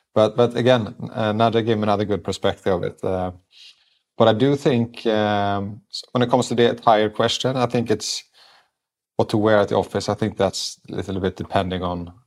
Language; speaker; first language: English; non-native, fluent; Swedish